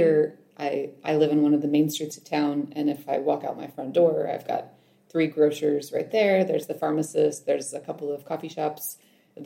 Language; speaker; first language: English; native; English